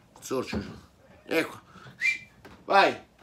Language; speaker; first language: Italian; native; Italian